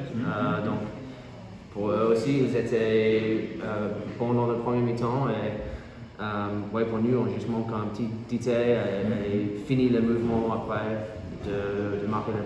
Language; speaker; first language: French; non-native, learner; English